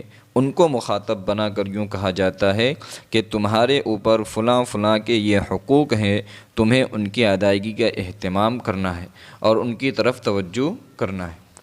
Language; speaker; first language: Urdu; non-native, local second language; Gujarati